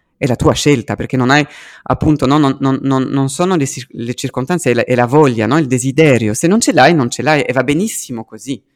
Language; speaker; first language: Italian; early bilingual, heritage; French